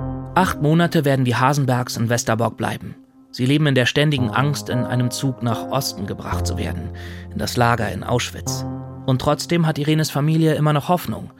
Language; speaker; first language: German; native; German